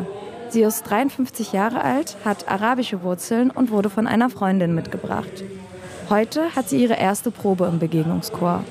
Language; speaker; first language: German; native; German